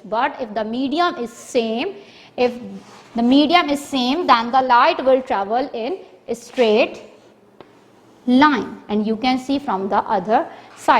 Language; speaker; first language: English; non-native, local second language; Urdu